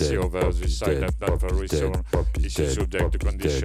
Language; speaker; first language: English; non-native, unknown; French